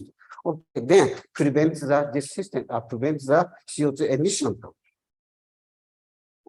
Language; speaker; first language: English; non-native, learner; Japanese